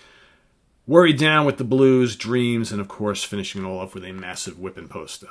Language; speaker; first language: English; native; English